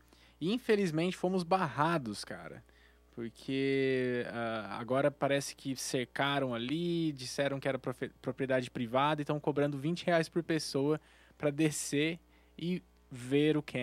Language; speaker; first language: Portuguese; native; Portuguese